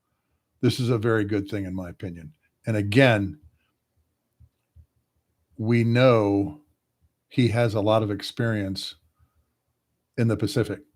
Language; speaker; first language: English; native; English